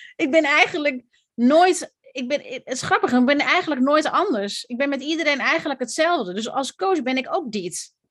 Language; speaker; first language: Dutch; native; Dutch